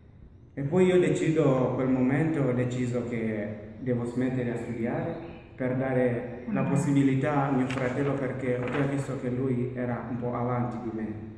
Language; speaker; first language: Italian; non-native, learner; Masai